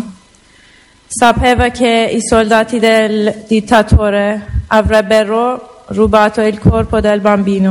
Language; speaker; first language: Italian; non-native, learner; Persian